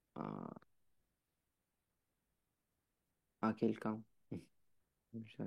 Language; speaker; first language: French; non-native, learner; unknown